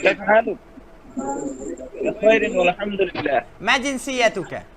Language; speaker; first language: Arabic; non-native, fluent; Bangla